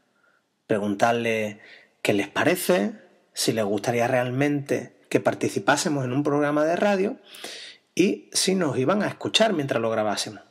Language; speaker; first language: Spanish; native; Spanish